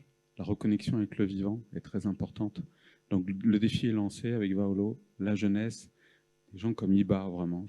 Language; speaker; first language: French; native; French